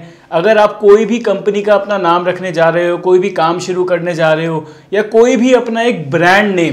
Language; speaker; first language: Hindi; native; Hindi